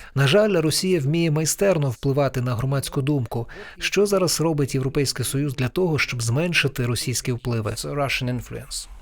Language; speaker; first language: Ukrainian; native; Ukrainian